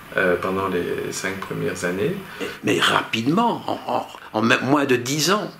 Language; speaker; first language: French; native; French